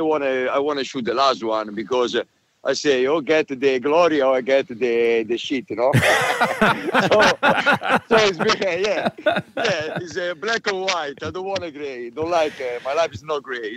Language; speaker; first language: English; non-native, learner; Italian